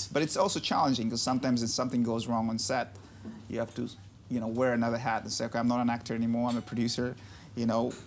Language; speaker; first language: English; non-native, local second language; Russian